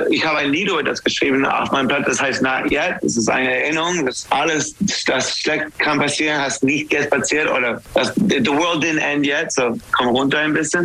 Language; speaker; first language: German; non-native, fluent; English